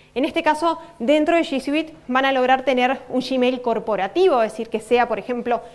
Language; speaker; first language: Spanish; native; Spanish